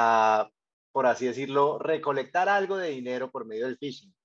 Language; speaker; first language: Spanish; native; Spanish